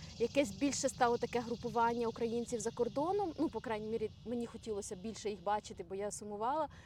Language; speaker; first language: Ukrainian; native; Ukrainian